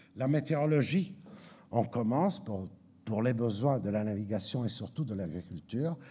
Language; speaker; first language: French; native; French